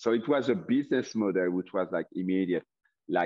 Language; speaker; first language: English; non-native, fluent; French